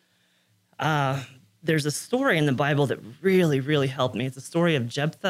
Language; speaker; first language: English; native; English